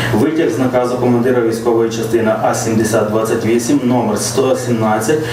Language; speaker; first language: Ukrainian; native; Ukrainian